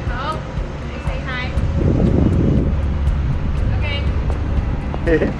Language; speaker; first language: Chinese; native; Chinese